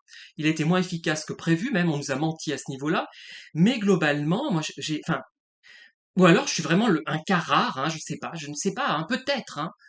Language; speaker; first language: French; native; French